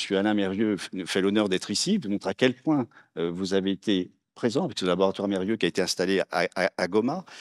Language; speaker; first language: French; native; French